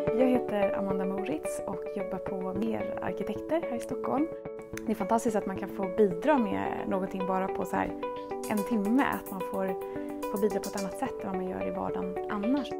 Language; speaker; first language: Swedish; native; Swedish